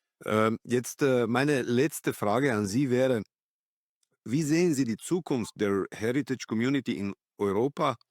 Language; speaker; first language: German; non-native, fluent; Slovenian